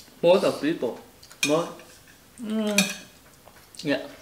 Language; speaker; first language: English; non-native, learner; Vietnamese